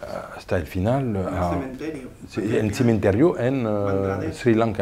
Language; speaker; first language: Spanish; non-native, fluent; French